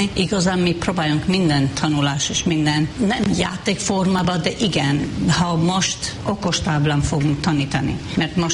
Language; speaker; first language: Hungarian; non-native, fluent; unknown